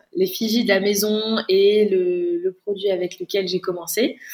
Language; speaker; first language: French; native; French